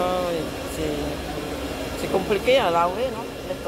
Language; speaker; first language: French; non-native, fluent; Vietnamese